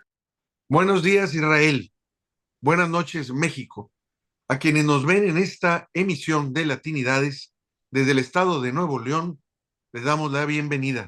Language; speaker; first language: Spanish; native; Spanish